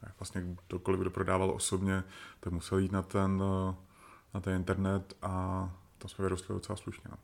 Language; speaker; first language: Czech; early bilingual, other home language; Slovak